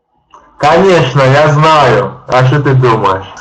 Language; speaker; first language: Russian; non-native, learner; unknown